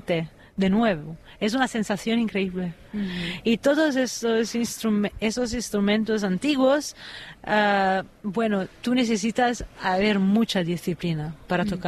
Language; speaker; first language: Spanish; non-native, fluent; Italian